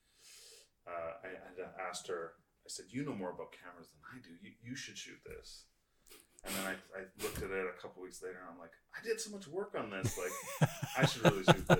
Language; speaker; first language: English; native; English